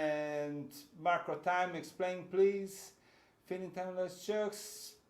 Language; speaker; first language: English; non-native, fluent; Portuguese